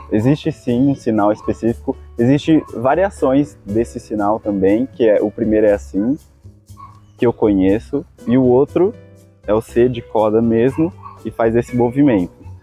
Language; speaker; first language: Portuguese; native; Portuguese